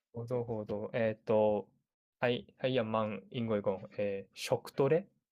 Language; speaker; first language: Chinese; non-native, learner; Japanese